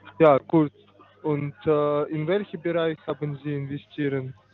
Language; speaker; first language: German; non-native, learner; Russian